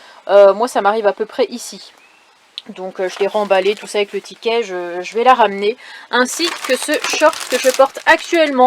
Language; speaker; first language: French; native; French